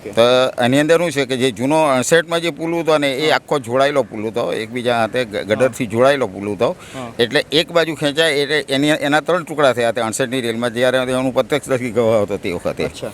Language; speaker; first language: Gujarati; native; Gujarati